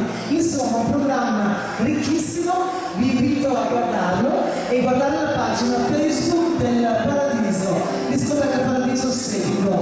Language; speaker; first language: Italian; native; Italian